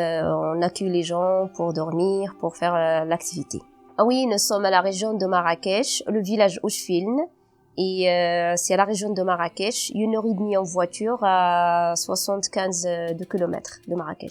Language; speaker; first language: French; non-native, local second language; Berber languages